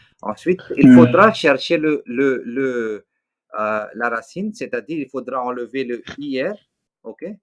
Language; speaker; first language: French; non-native, fluent; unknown